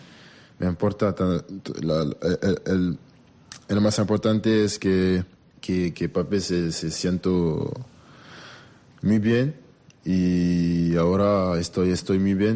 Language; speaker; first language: Spanish; non-native, learner; French